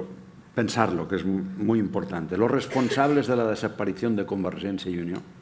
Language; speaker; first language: Spanish; native; Spanish